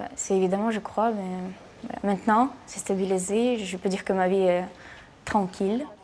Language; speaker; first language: French; non-native, fluent; Ukrainian